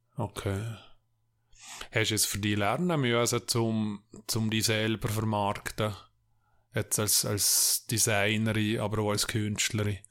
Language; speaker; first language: German; native; German